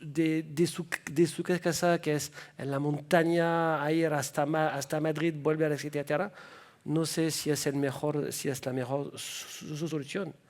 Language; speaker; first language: Spanish; non-native, fluent; French